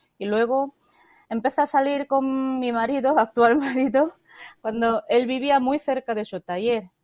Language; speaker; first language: Spanish; non-native, fluent; Korean